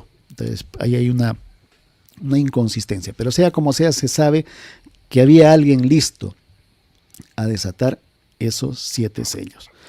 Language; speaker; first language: Spanish; native; Spanish